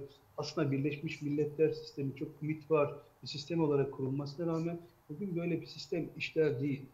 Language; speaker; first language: Turkish; native; Turkish